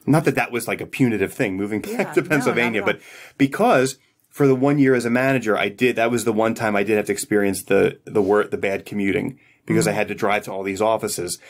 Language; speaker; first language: English; native; English